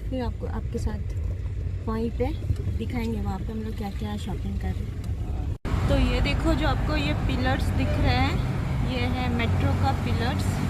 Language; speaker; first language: Hindi; non-native, local second language; Bangla